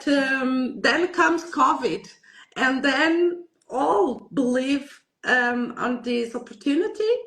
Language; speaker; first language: English; non-native, learner; Portuguese